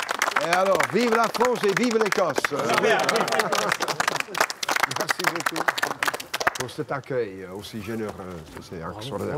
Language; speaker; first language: French; non-native, fluent; English